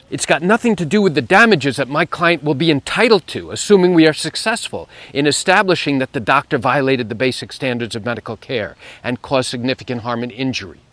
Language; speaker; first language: English; native; English